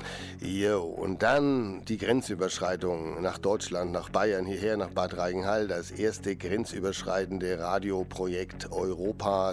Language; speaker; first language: German; native; German